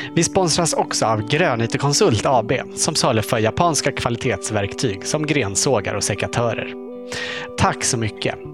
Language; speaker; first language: Swedish; native; Swedish